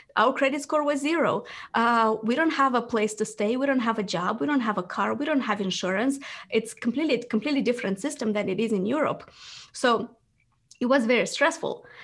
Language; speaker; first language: English; non-native, fluent; Romanian